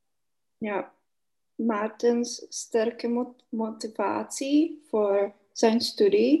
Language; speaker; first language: Dutch; non-native, learner; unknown